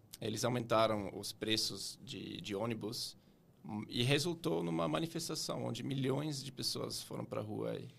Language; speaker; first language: Portuguese; non-native, fluent; German